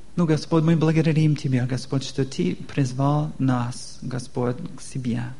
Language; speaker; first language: Russian; non-native, learner; English